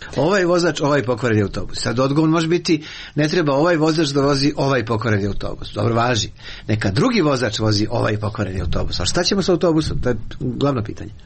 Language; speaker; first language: Serbian; native; Serbian